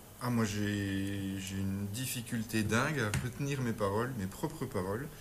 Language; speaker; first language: French; native; French